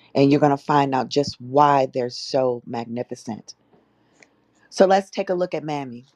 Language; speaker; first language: English; native; English